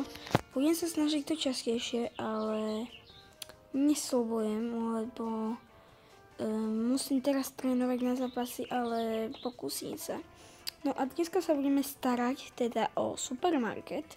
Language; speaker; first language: Slovak; native; Slovak